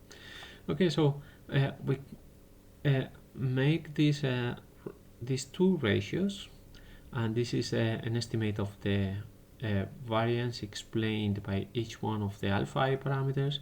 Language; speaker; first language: English; non-native, fluent; Spanish